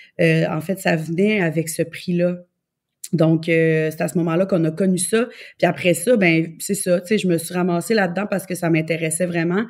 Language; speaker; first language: French; native; French